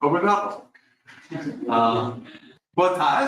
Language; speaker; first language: Portuguese; non-native, learner; English